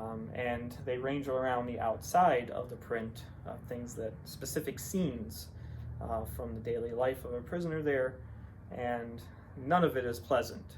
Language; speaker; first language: English; native; English